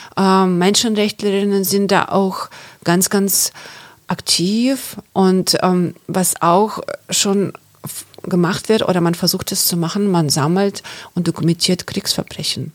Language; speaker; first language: German; non-native, fluent; Ukrainian